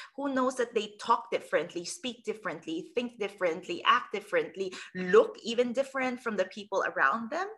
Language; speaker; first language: English; non-native, local second language; Filipino